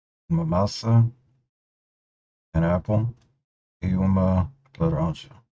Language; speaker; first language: Portuguese; non-native, learner; English